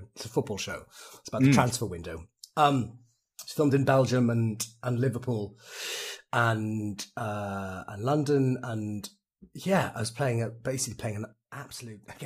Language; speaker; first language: English; native; English